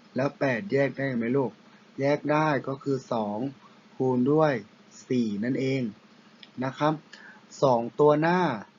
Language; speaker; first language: Thai; non-native, local second language; Pattani Malay